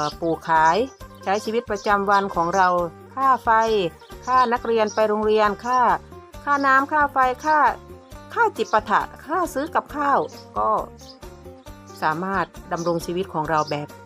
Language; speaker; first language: Thai; native; Thai